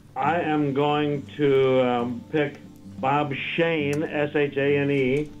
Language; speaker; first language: English; native; English